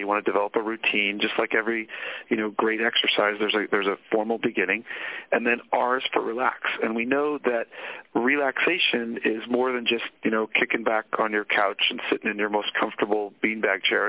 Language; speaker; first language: English; native; English